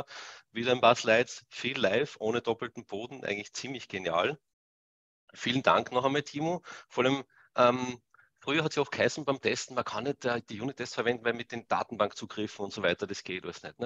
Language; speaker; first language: German; native; German